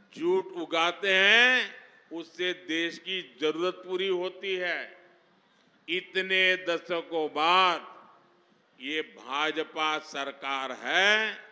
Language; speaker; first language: Hindi; non-native, local second language; Gujarati